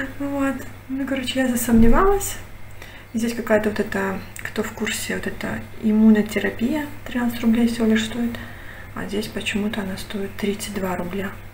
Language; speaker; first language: Russian; native; Russian